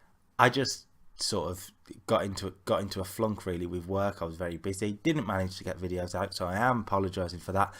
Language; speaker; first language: English; native; English